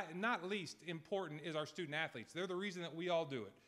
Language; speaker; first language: English; native; English